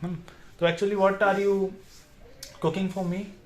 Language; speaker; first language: English; non-native, local second language; Hindi